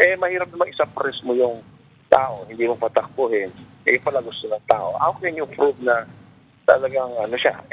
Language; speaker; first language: Filipino; native; Filipino